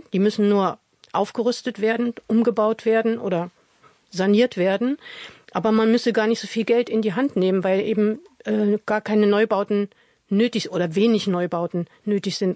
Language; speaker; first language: German; native; German